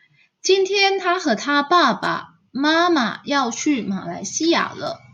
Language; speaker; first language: Chinese; non-native, fluent; Indonesian